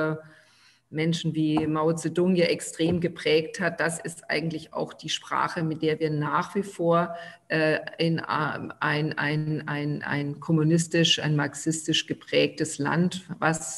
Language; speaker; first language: German; native; German